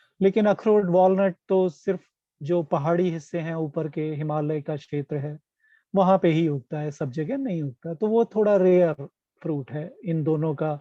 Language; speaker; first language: Hindi; native; Hindi